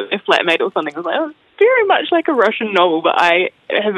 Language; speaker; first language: English; native; English